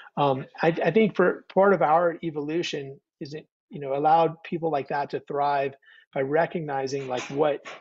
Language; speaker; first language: English; native; English